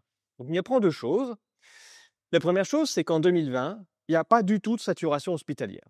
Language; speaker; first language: French; native; French